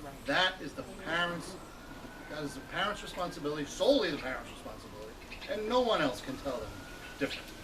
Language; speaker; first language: English; native; English